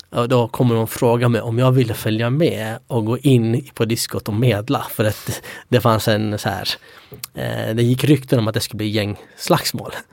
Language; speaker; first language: Swedish; early bilingual, other home language; Kurdish